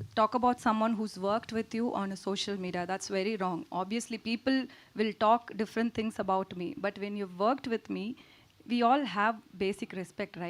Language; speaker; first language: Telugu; non-native, learner; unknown